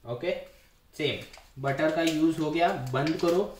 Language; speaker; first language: Hindi; non-native, local second language; Marathi